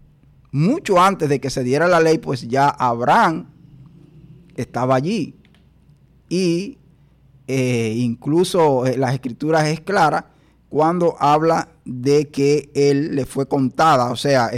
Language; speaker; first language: Spanish; native; Spanish